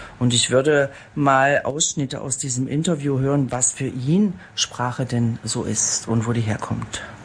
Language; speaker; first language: German; native; German